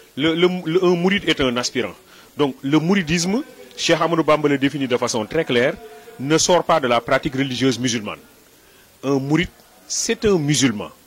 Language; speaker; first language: French; non-native, local second language; Wolof